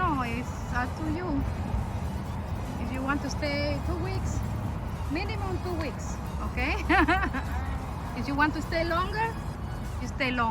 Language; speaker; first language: English; non-native, fluent; Spanish